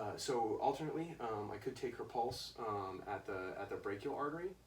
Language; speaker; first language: English; native; English